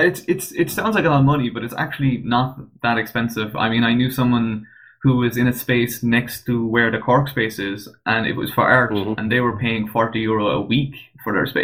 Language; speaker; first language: English; native; English